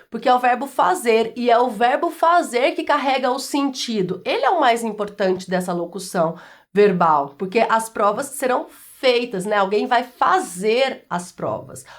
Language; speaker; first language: Portuguese; native; Portuguese